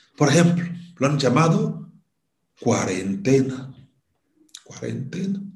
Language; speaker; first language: Spanish; non-native, fluent; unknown